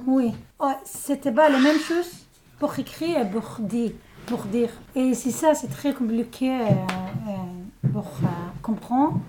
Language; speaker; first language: French; non-native, learner; Arabic